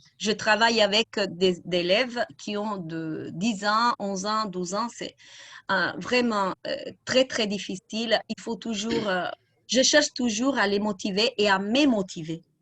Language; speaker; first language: French; non-native, fluent; Italian